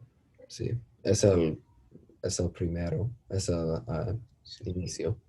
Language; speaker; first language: Spanish; non-native, learner; English